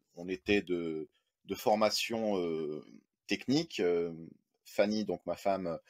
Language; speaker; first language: French; native; French